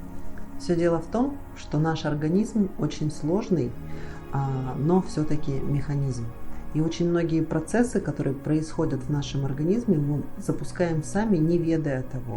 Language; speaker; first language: Russian; native; Russian